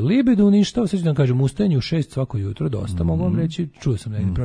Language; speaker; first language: Serbian; native; Serbian